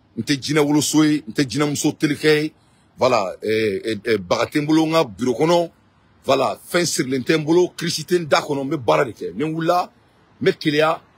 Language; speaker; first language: French; non-native, local second language; Bambara